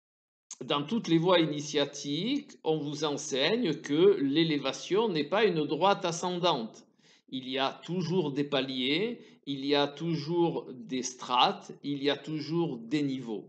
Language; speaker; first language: French; native; French